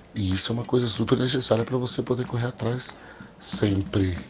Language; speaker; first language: Portuguese; early bilingual, other home language; English